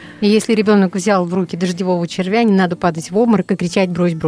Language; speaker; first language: Russian; native; Russian